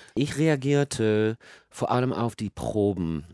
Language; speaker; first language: German; non-native, fluent; English